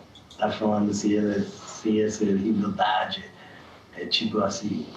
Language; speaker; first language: Portuguese; non-native, fluent; English